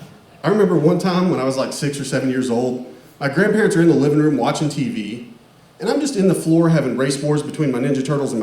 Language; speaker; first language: English; native; English